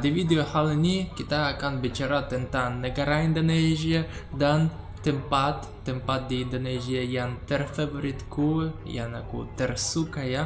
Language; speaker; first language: Indonesian; non-native, learner; Russian